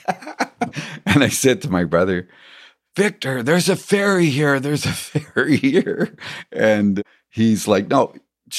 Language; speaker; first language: English; native; English